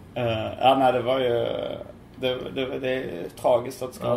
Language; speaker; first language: Swedish; native; Swedish